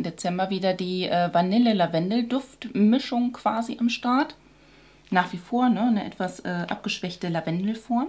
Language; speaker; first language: German; native; German